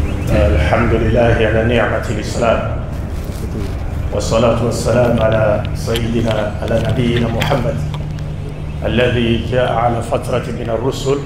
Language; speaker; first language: Arabic; non-native, fluent; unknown